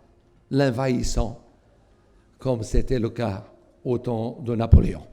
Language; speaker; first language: French; non-native, fluent; Portuguese